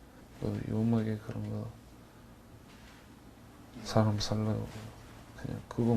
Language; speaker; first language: Korean; non-native, learner; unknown